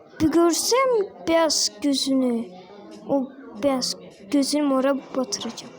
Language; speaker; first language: Turkish; native; Turkish